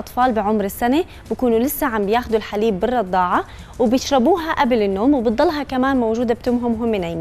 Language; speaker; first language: Arabic; native; Arabic